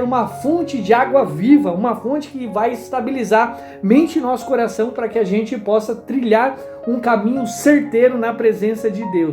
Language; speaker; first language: Portuguese; native; Portuguese